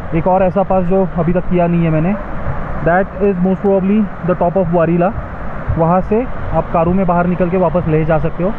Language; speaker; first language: Hindi; non-native, local second language; Marathi